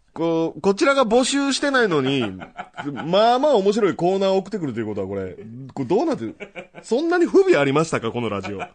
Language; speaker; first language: Japanese; native; Japanese